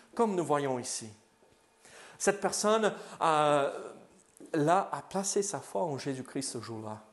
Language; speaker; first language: French; non-native, fluent; English